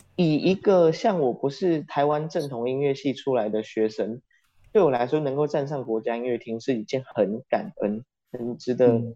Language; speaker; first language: Chinese; non-native, local second language; Min Nan Chinese